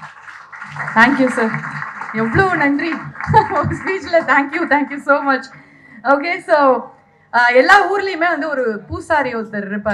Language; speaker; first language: Tamil; native; Tamil